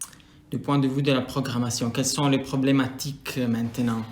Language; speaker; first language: French; non-native, fluent; Italian